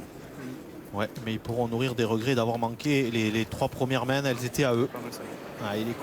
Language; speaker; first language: French; native; French